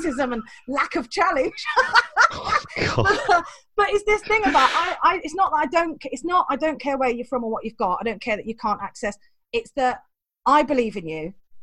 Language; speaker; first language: English; native; English